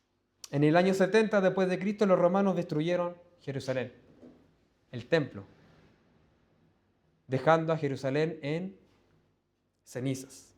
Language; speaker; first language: Spanish; native; Spanish